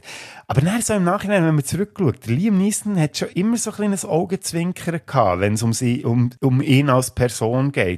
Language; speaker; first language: German; native; German